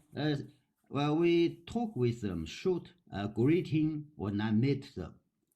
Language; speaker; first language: English; non-native, learner; Chinese